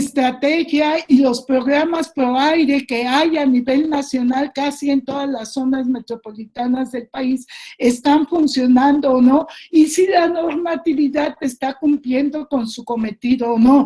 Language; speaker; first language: Spanish; native; Spanish